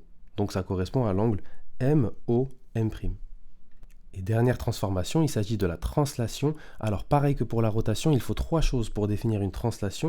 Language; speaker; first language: French; native; French